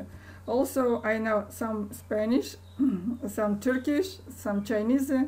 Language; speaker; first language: English; non-native, learner; Kazakh